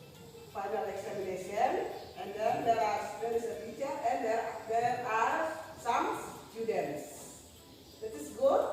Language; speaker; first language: English; non-native, learner; Indonesian